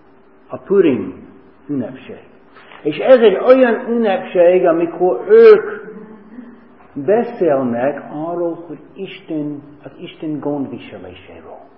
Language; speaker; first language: Hungarian; non-native, fluent; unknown